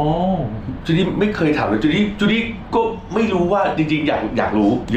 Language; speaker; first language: Thai; native; Thai